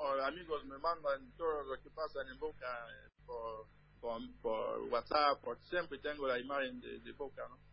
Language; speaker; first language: Spanish; non-native, learner; French